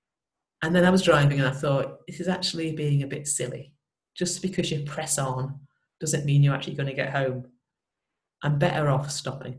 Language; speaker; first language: English; native; English